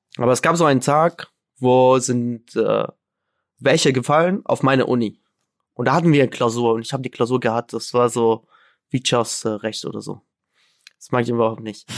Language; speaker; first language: German; non-native, fluent; Arabic